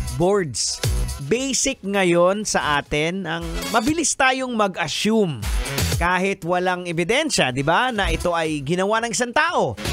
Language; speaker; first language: Filipino; native; Filipino